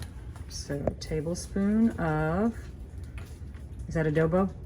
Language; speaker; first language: English; native; English